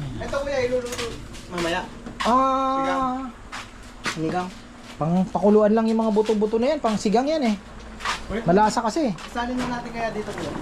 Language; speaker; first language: Filipino; native; Filipino